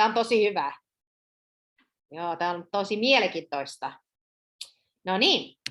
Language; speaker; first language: Finnish; non-native, learner; English